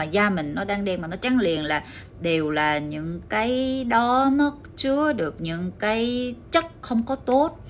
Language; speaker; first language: Vietnamese; early bilingual, heritage; Korean